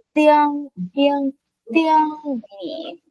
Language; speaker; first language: Chinese; non-native, learner; Vietnamese